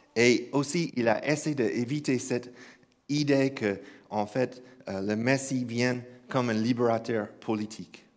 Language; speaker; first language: French; non-native, fluent; English